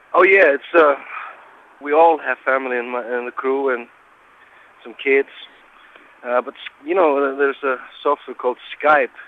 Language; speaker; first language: English; non-native, fluent; Icelandic